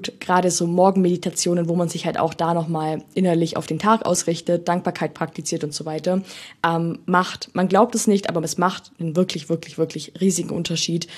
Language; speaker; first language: German; native; German